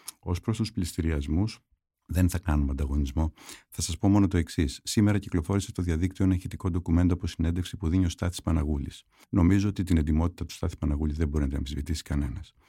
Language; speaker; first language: Greek; native; Greek